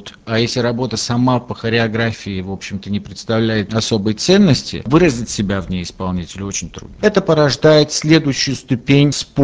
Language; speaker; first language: Russian; native; Russian